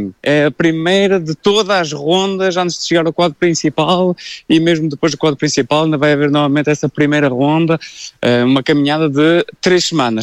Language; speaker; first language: Portuguese; native; Portuguese